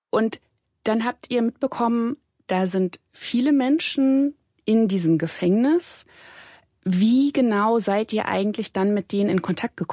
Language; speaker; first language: German; native; German